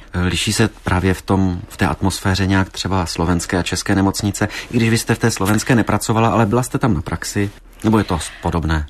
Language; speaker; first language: Czech; native; Czech